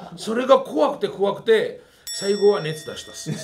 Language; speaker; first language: Japanese; non-native, fluent; Georgian